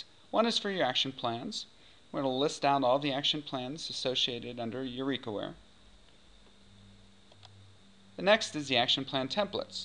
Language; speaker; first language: English; native; English